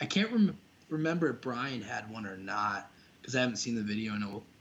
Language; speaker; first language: English; native; English